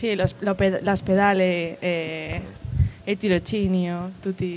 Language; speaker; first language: Italian; non-native, learner; Spanish